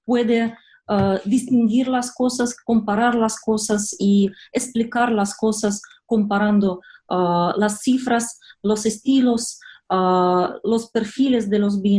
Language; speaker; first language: Spanish; non-native, fluent; Russian